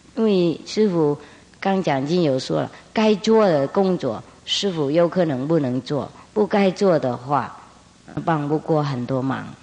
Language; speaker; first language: Chinese; non-native, fluent; Vietnamese